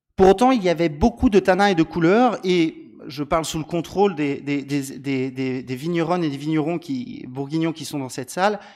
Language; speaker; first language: Italian; non-native, learner; French